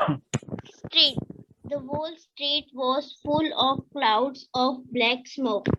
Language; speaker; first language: English; non-native, learner; Hindi